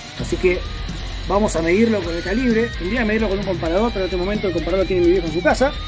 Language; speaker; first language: Spanish; native; Spanish